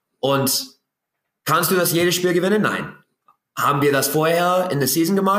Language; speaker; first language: German; non-native, learner; English